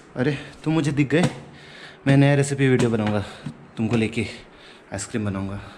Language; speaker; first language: Hindi; non-native, local second language; Adi